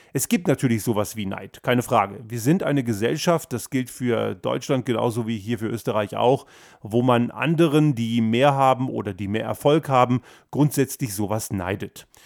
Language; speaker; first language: German; early bilingual, other home language; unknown